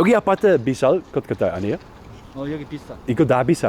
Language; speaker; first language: Korean; non-native, learner; Dutch